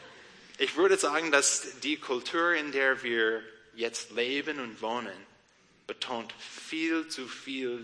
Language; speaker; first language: German; non-native, learner; English